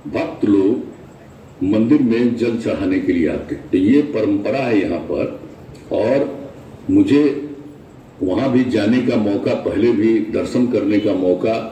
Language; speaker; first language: Hindi; native; Hindi